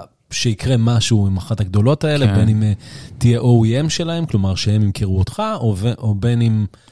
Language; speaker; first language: Hebrew; native; Hebrew